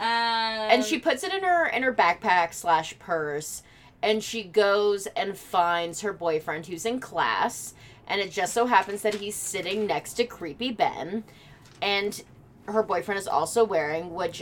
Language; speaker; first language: English; native; English